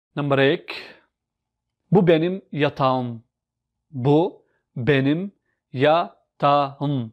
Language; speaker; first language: Turkish; non-native, fluent; Urdu